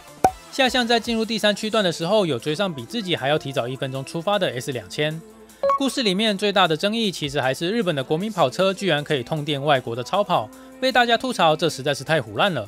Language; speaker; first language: Chinese; native; Chinese